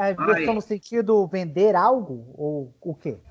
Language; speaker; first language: Portuguese; native; Portuguese